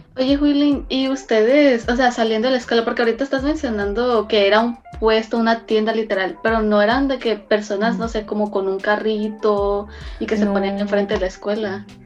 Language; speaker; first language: Spanish; native; Spanish